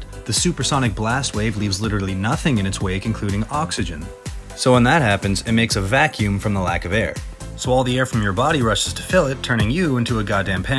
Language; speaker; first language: English; native; English